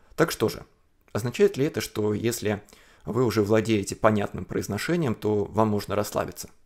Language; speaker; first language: Russian; non-native, fluent; Chinese